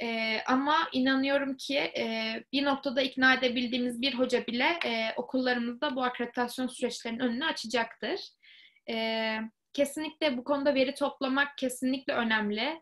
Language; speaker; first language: Turkish; native; Turkish